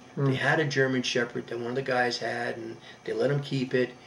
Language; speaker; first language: English; native; English